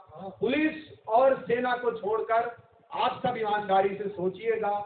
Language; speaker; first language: Hindi; native; Hindi